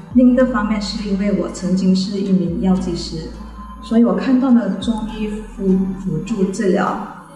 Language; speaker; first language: Chinese; non-native, local second language; Malay